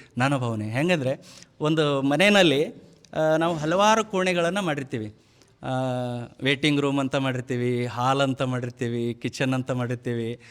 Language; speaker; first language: Kannada; native; Kannada